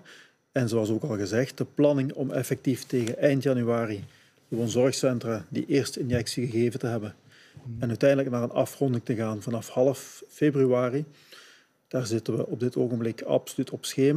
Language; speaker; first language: Dutch; native; Dutch